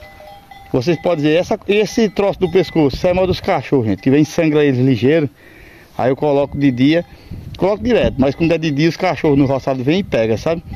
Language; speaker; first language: Portuguese; native; Portuguese